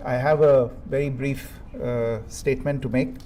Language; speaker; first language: English; non-native, local second language; Hindi